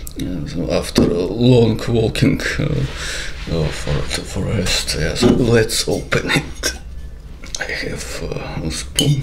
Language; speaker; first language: English; non-native, learner; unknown